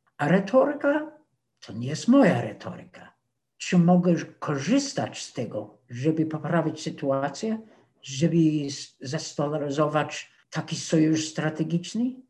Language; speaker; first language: Polish; non-native, fluent; English